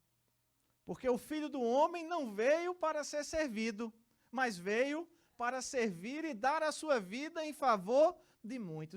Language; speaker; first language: Portuguese; native; Portuguese